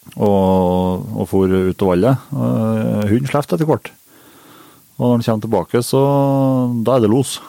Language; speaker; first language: Norwegian; native; Norwegian